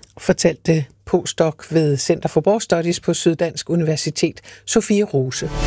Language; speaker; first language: Danish; native; Danish